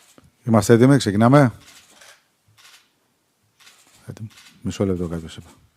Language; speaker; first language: Greek; native; Greek